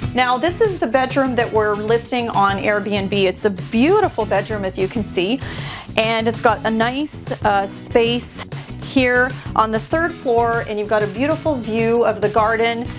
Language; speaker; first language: English; native; English